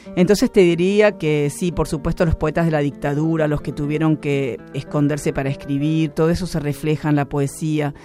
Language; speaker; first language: Spanish; native; Spanish